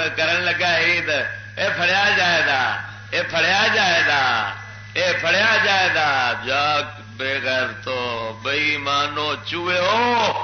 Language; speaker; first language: Urdu; native; Urdu